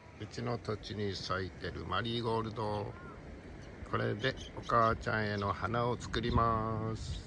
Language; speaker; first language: Japanese; native; Japanese